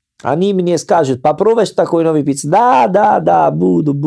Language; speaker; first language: Russian; non-native, learner; Italian